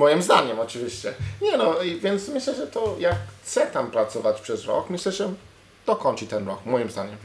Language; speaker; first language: Polish; non-native, learner; English